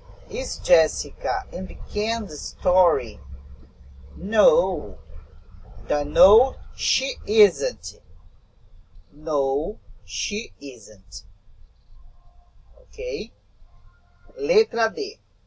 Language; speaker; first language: English; non-native, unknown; Portuguese